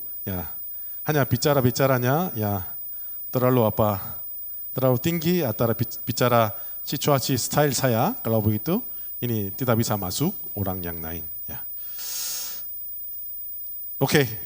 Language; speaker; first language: Indonesian; non-native, learner; Korean